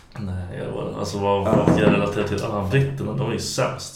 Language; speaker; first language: Swedish; native; Swedish